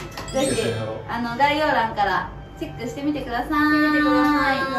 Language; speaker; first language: Japanese; native; Japanese